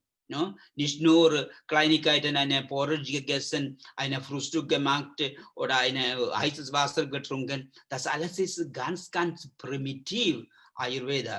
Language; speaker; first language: German; non-native, learner; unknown